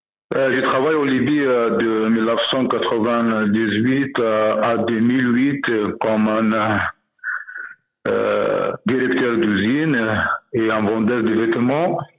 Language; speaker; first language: French; non-native, learner; Arabic